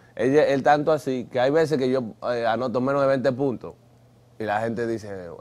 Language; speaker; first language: Spanish; native; Spanish